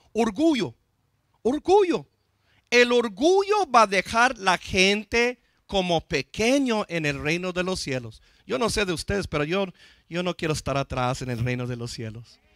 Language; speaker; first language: Spanish; non-native, fluent; English